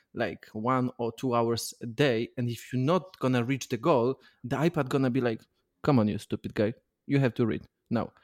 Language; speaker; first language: English; non-native, learner; Polish